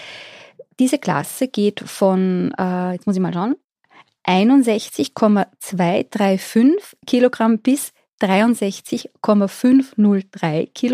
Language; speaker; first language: German; native; German